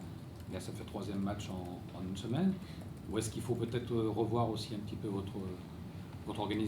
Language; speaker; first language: French; native; French